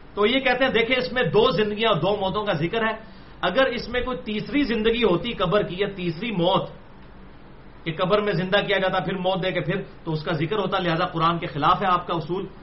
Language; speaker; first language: Urdu; non-native, local second language; Punjabi